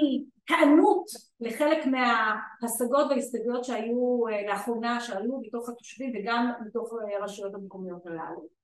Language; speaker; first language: Hebrew; native; Hebrew